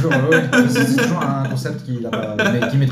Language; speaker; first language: French; native; French